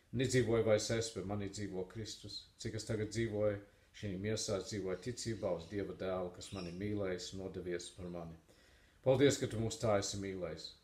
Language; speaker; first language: Latvian; native; Latvian